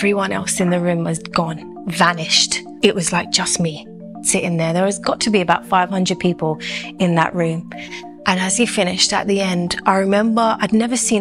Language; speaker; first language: English; native; English